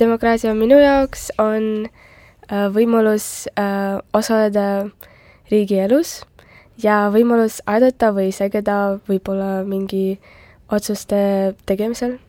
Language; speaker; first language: Estonian; non-native, local second language; Russian